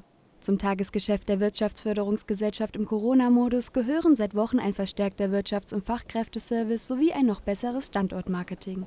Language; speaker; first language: German; native; German